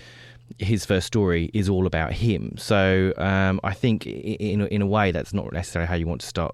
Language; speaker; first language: English; native; English